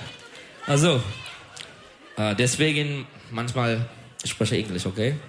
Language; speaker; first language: German; non-native, learner; Turkish